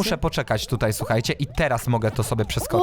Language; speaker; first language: Polish; native; Polish